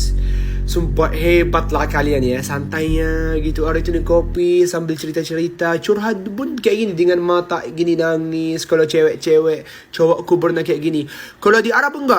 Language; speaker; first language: Indonesian; non-native, fluent; Arabic